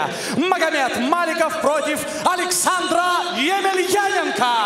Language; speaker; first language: Russian; native; Russian